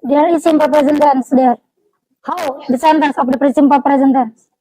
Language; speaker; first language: English; non-native, local second language; Indonesian